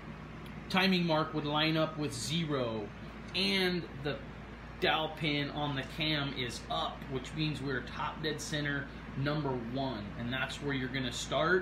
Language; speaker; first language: English; native; English